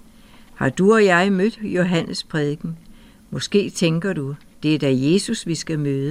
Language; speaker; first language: Danish; native; Danish